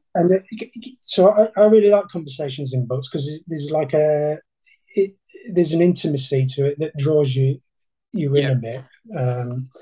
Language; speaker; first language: English; native; English